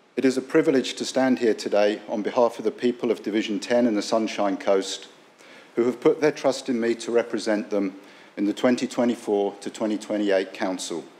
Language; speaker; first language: English; native; English